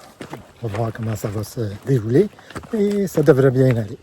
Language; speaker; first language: French; native; French